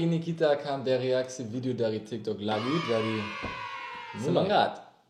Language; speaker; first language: Indonesian; non-native, learner; German